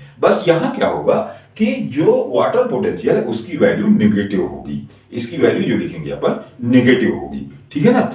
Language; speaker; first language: Hindi; native; Hindi